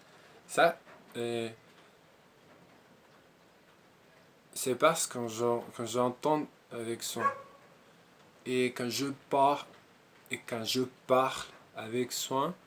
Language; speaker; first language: French; non-native, learner; Spanish